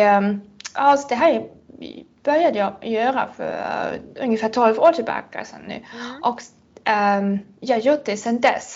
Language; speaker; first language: Swedish; non-native, fluent; German